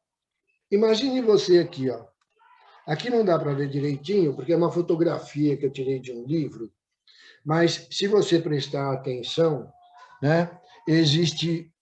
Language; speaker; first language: Portuguese; native; Portuguese